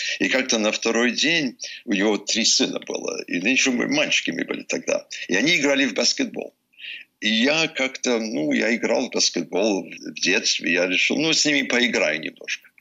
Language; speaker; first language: Russian; early bilingual, heritage; English